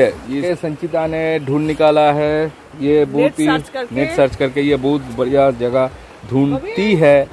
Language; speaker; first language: Hindi; non-native, local second language; Bangla